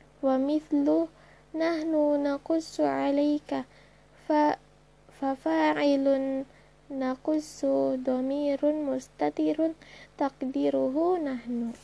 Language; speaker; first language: Arabic; non-native, learner; Indonesian